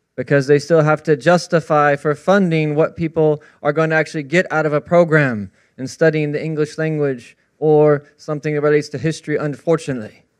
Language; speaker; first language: English; native; English